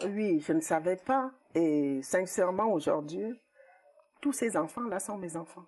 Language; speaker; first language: French; non-native, local second language; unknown